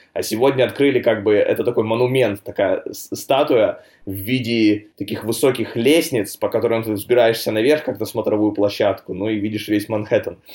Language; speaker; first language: Russian; native; Russian